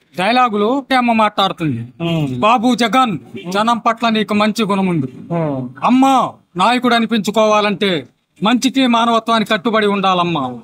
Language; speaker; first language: Telugu; native; Telugu